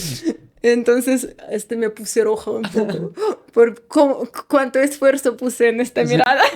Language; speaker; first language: Spanish; non-native, fluent; Russian